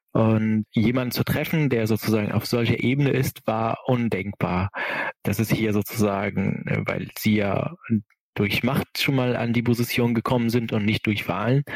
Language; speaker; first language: German; non-native, fluent; Arabic